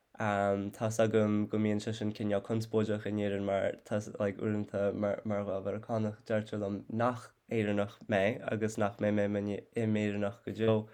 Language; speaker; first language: Irish; non-native, fluent; English